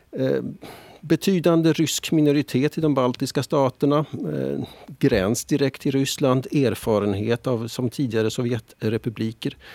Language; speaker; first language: Swedish; native; Swedish